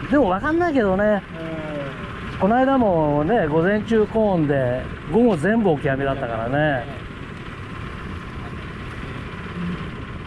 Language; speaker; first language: Japanese; native; Japanese